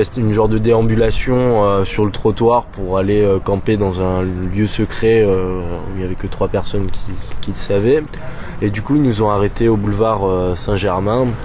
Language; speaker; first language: French; native; French